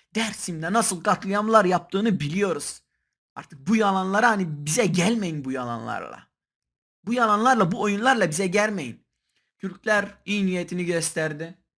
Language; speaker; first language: Turkish; non-native, local second language; Kurdish